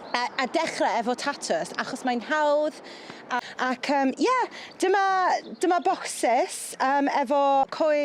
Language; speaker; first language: Welsh; non-native, fluent; English